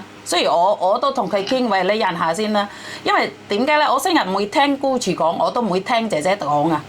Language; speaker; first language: Cantonese; non-native, fluent; Javanese